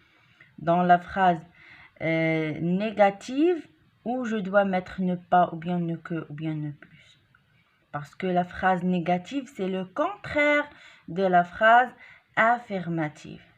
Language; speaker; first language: French; non-native, local second language; Arabic